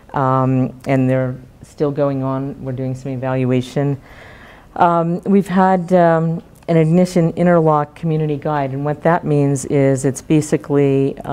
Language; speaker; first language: English; native; English